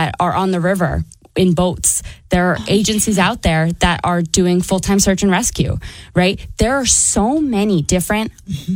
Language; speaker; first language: English; native; English